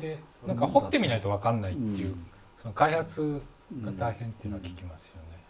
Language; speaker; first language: Japanese; native; Japanese